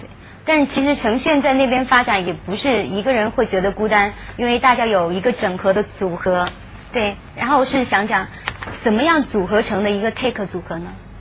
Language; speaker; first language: Chinese; native; Chinese